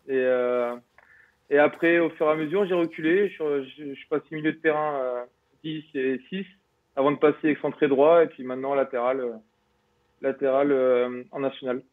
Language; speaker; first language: French; native; French